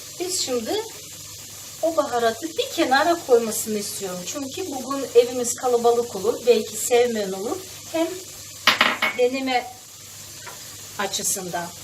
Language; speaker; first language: Turkish; non-native, fluent; Russian